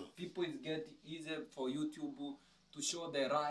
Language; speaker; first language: English; non-native, learner; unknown